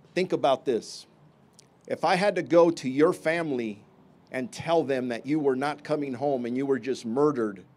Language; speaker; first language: English; early bilingual, other home language; Spanish